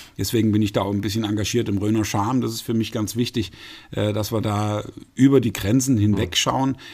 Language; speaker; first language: German; native; German